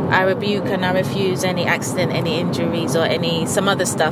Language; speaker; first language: English; native; English